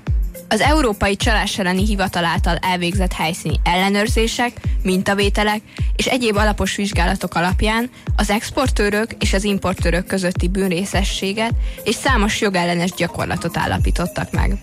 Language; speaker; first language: Hungarian; native; Hungarian